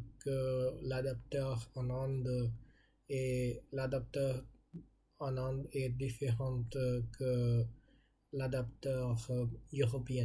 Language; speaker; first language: French; non-native, learner; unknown